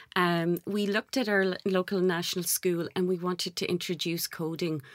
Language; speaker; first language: English; native; English